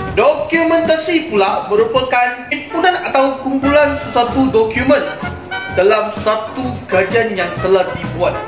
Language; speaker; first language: Malay; non-native, local second language; Cantonese